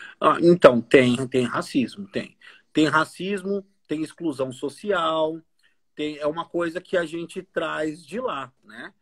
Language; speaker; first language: Portuguese; native; Portuguese